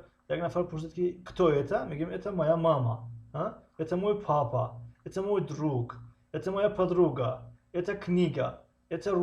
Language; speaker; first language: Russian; non-native, local second language; Tajik